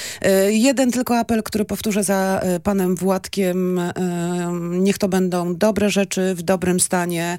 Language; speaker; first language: Polish; native; Polish